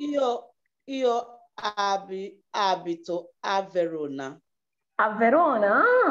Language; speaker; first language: Italian; non-native, learner; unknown